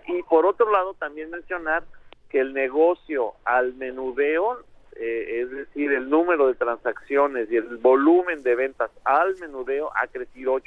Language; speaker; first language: Spanish; native; Spanish